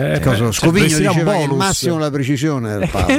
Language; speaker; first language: Italian; native; Italian